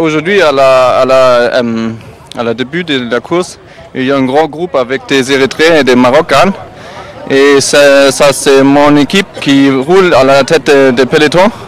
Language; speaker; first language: French; non-native, learner; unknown